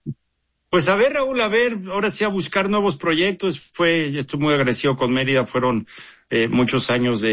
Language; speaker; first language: Spanish; native; Spanish